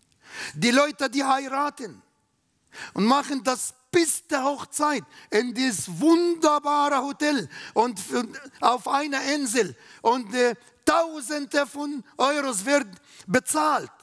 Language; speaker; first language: German; non-native, learner; Arabic